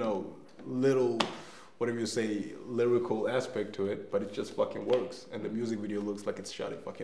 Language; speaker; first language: English; non-native, fluent; Danish